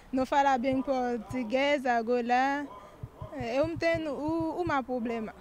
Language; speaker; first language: Portuguese; non-native, learner; Haitian Creole